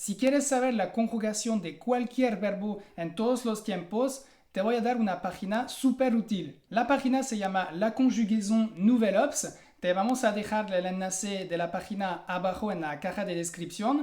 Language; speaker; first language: Spanish; non-native, fluent; French